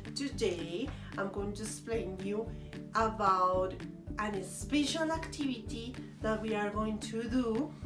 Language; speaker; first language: English; non-native, learner; Spanish